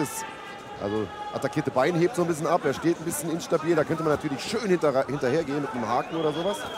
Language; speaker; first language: German; native; German